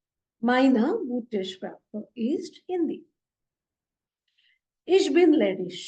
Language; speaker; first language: German; non-native, learner; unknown